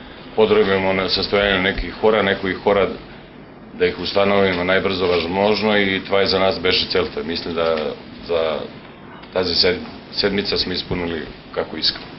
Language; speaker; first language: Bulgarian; non-native, learner; Serbian